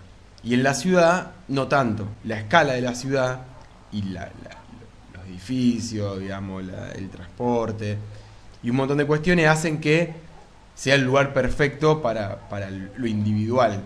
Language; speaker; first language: Spanish; native; Spanish